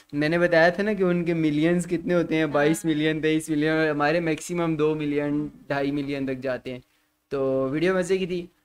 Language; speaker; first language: Urdu; native; Urdu